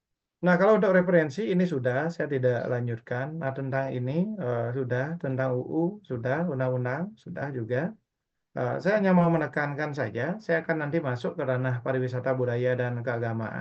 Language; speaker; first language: Indonesian; non-native, local second language; Balinese